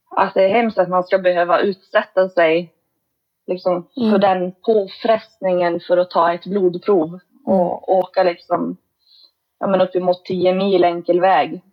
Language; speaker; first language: Swedish; native; Swedish